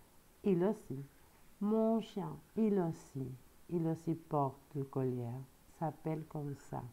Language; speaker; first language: French; non-native, fluent; Spanish